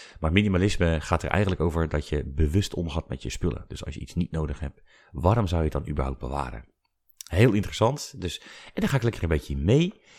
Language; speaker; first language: Dutch; native; Dutch